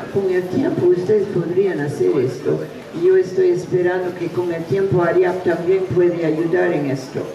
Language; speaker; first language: Spanish; non-native, fluent; English